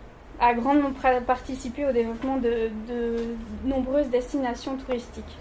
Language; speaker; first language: French; native; French